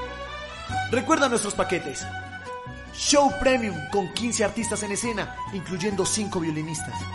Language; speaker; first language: Spanish; native; Spanish